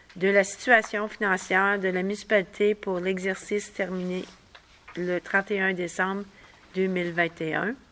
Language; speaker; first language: French; native; French